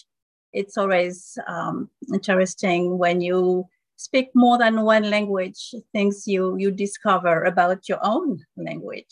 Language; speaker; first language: English; non-native, fluent; French